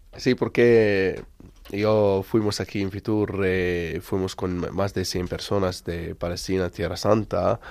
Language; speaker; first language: Spanish; non-native, learner; Arabic